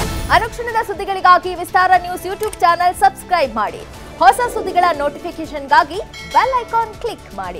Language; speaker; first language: Kannada; native; Kannada